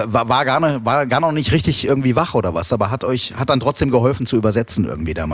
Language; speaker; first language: German; native; German